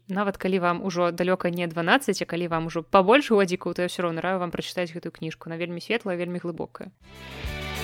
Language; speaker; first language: Belarusian; non-native, local second language; Russian